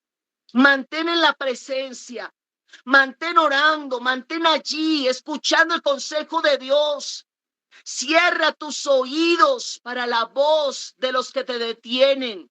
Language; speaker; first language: Spanish; native; Spanish